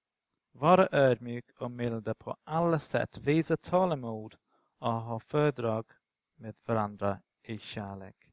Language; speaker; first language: Swedish; non-native, fluent; English